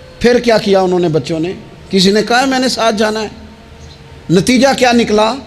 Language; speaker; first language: Urdu; non-native, local second language; Punjabi